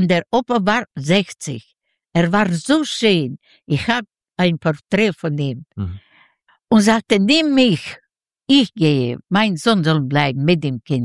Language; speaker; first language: German; non-native, learner; Yiddish